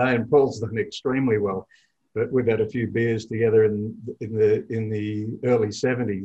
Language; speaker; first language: English; native; English